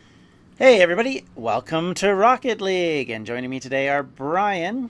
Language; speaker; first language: English; native; English